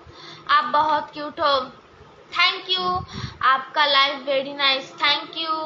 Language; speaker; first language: Hindi; non-native, local second language; Bangla